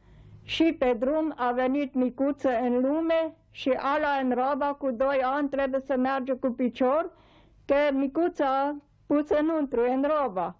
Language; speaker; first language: Romanian; non-native, local second language; German